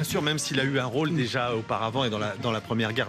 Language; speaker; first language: French; native; French